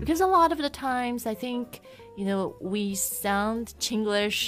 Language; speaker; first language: English; non-native, fluent; Chinese